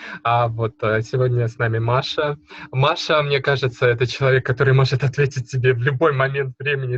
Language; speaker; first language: Russian; native; Russian